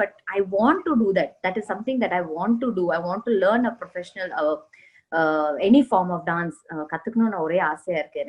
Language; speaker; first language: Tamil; non-native, fluent; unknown